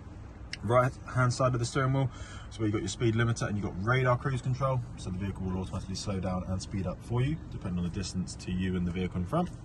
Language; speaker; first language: English; native; English